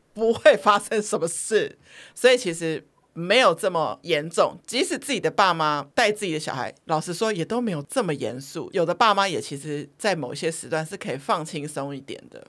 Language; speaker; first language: Chinese; native; Chinese